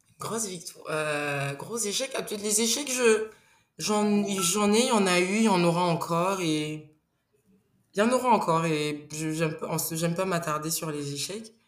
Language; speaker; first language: French; non-native, local second language; Bambara